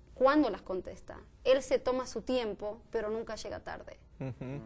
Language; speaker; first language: Spanish; native; Spanish